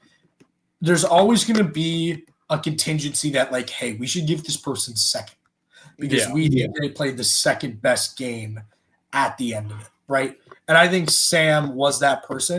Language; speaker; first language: English; native; English